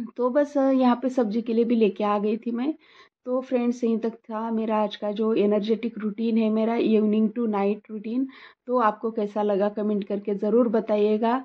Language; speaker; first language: Hindi; non-native, local second language; Marathi